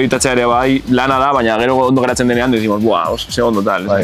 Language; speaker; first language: Basque; non-native, local second language; Spanish